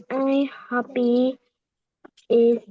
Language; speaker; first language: English; non-native, learner; Vietnamese